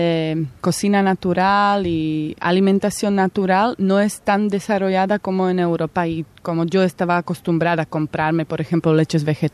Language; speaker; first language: Spanish; non-native, fluent; Slovak